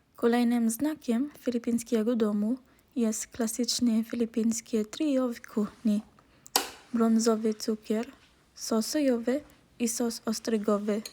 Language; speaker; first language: Polish; non-native, learner; Filipino